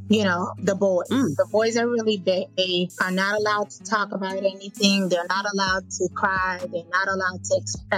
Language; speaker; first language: English; native; English